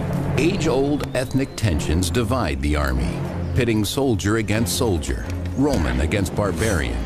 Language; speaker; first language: English; native; English